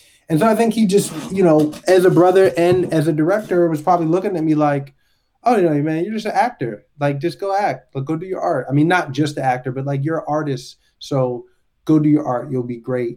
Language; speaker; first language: English; native; English